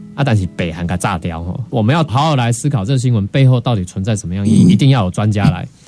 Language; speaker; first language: Chinese; native; Chinese